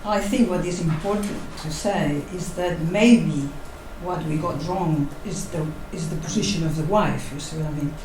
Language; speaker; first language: English; non-native, fluent; Catalan